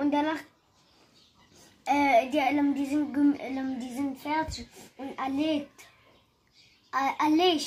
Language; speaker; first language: German; early bilingual, heritage; German